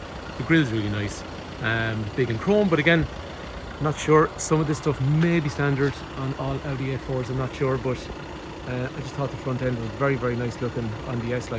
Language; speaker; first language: English; native; English